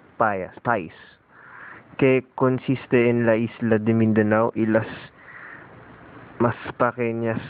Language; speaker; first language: Spanish; non-native, learner; Filipino